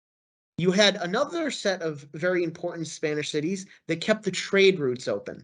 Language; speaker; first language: English; native; English